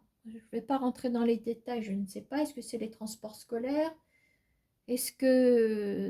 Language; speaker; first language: French; native; French